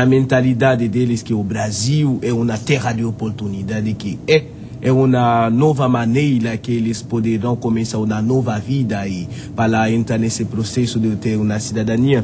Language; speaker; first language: Portuguese; non-native, fluent; Haitian Creole